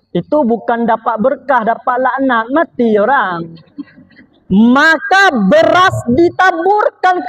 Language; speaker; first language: Malay; non-native, local second language; Achinese